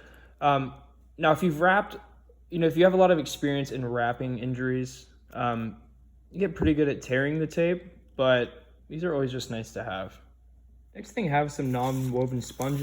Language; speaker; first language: English; native; English